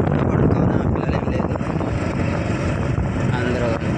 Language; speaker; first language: Telugu; native; Telugu